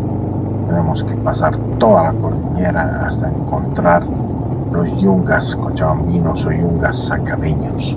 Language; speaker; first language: Spanish; native; Spanish